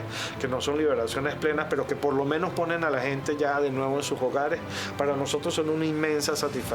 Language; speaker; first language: Spanish; native; Spanish